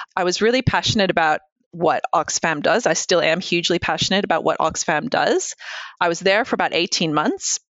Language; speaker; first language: English; native; English